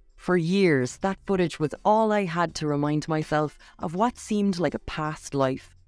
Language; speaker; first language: English; native; English